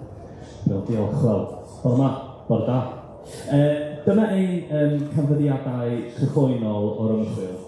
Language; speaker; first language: Welsh; non-native, fluent; English